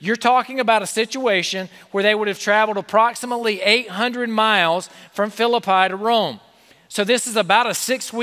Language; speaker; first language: English; native; English